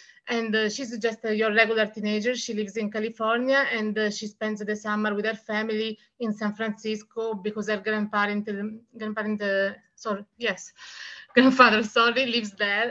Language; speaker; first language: English; non-native, fluent; Italian